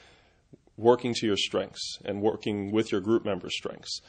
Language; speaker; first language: English; native; English